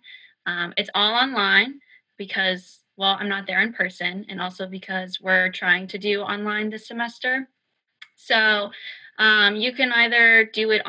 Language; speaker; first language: English; native; English